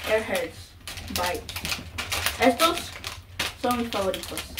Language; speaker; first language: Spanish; early bilingual, heritage; Spanish